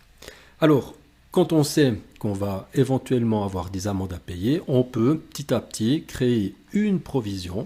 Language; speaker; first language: French; native; French